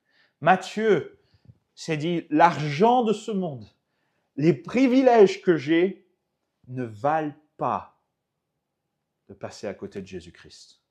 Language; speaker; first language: French; native; French